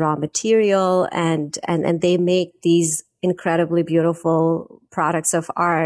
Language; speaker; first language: English; non-native, local second language; Hindi